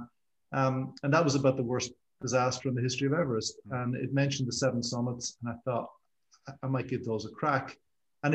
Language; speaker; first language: English; native; English